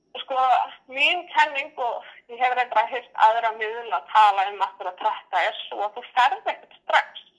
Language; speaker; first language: Icelandic; non-native, fluent; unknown